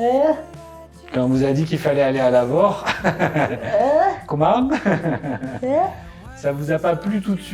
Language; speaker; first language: French; native; French